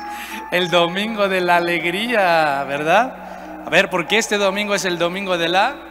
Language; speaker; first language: Spanish; native; Spanish